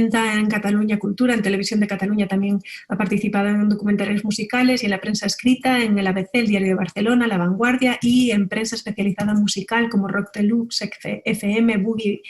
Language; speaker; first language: Spanish; native; Spanish